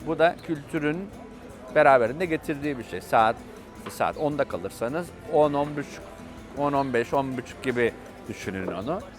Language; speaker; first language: Turkish; native; Turkish